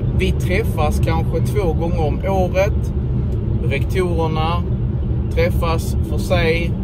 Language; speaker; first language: Swedish; native; Swedish